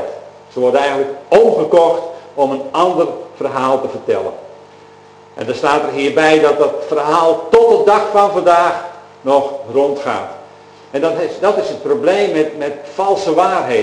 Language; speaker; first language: Dutch; native; Dutch